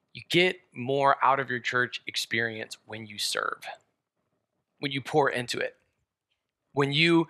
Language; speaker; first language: English; native; English